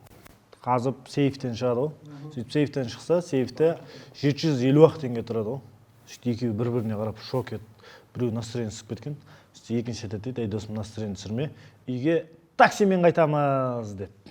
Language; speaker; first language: Kazakh; native; Kazakh